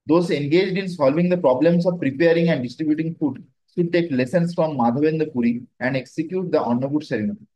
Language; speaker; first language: English; non-native, local second language; Bangla